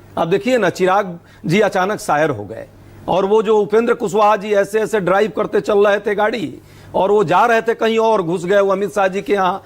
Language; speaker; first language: Hindi; native; Hindi